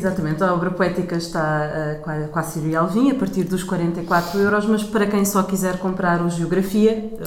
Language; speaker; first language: Portuguese; native; Portuguese